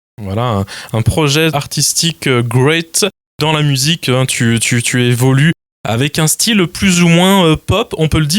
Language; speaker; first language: French; native; French